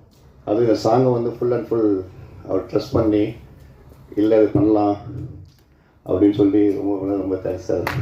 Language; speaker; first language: Tamil; native; Tamil